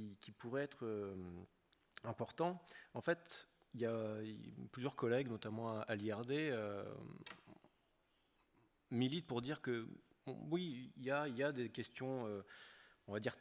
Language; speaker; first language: French; native; French